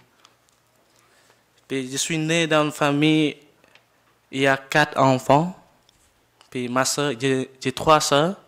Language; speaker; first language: French; non-native, learner; Jarai